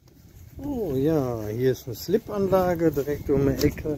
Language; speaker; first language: German; native; German